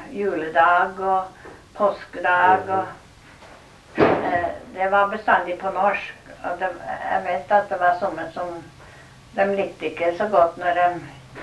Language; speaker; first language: Norwegian; early bilingual, heritage; Norwegian